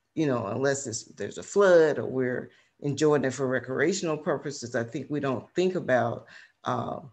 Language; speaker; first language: English; native; English